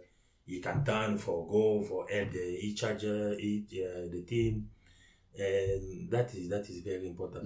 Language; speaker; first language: English; non-native, learner; French